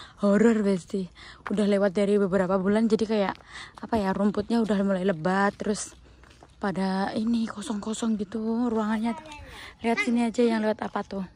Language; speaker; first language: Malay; non-native, local second language; Javanese